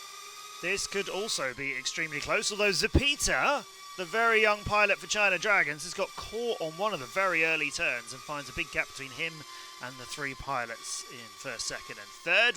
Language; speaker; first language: English; native; English